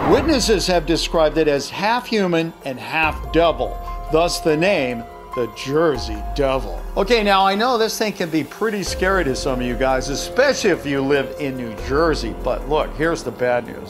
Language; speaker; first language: English; native; English